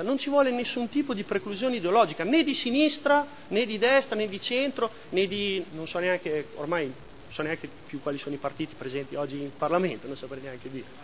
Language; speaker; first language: Italian; native; Italian